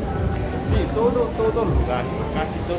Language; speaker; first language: Spanish; non-native, learner; Korean